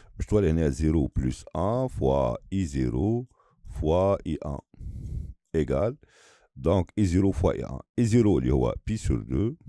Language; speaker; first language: French; non-native, local second language; Arabic